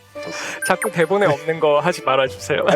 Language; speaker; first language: Korean; native; Korean